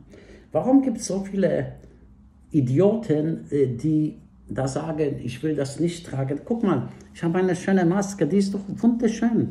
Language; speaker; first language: German; non-native, fluent; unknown